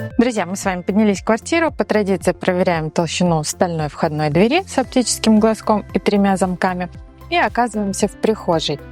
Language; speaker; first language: Russian; native; Russian